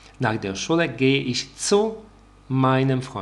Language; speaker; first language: German; non-native, fluent; Polish